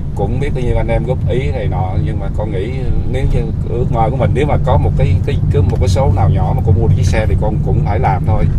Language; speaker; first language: Vietnamese; native; Vietnamese